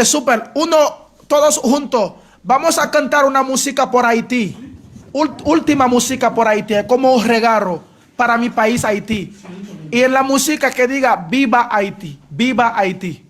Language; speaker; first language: Spanish; non-native, learner; Haitian Creole